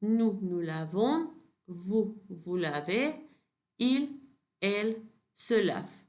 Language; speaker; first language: French; non-native, fluent; Macedonian